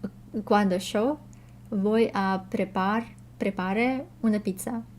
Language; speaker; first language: Spanish; non-native, learner; Russian